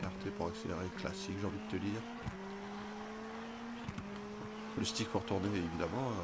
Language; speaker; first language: French; native; French